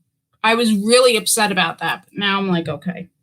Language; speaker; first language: English; native; English